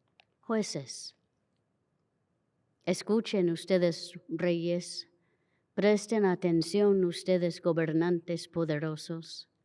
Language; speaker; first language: Spanish; native; Spanish